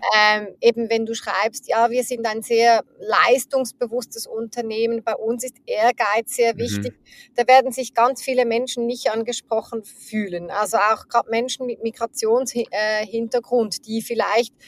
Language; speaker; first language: German; native; German